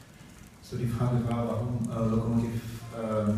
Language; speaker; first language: German; non-native, learner; Russian